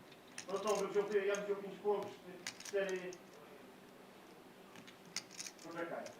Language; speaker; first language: Polish; native; Polish